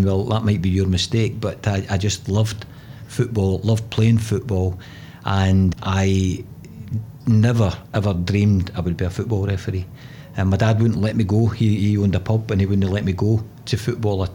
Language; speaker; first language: English; native; English